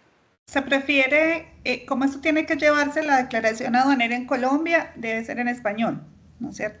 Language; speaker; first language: Spanish; native; Spanish